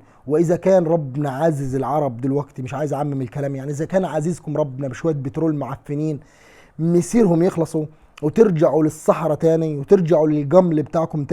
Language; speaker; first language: Arabic; native; Arabic